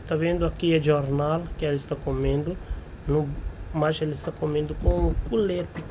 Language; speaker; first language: Portuguese; non-native, learner; Hindi